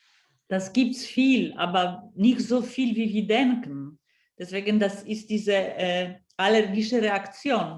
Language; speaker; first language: German; non-native, fluent; Polish